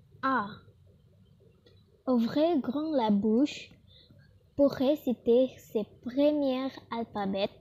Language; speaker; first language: French; non-native, learner; Indonesian